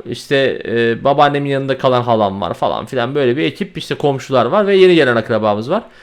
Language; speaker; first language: Turkish; native; Turkish